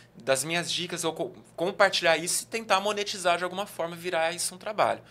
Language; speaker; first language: Portuguese; native; Portuguese